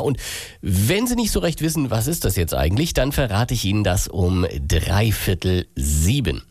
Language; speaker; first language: German; native; German